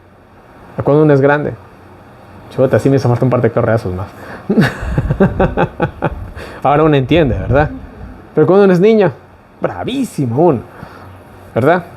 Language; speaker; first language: Spanish; native; Spanish